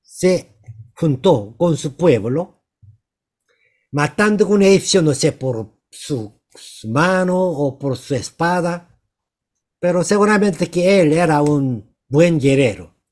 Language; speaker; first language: Spanish; non-native, learner; Korean